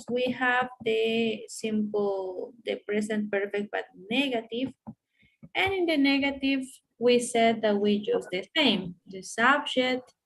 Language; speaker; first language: English; non-native, fluent; Spanish